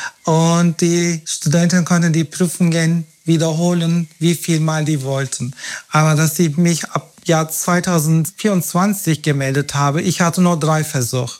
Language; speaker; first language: German; non-native, fluent; Turkish